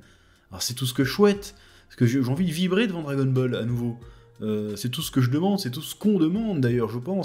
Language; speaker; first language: French; native; French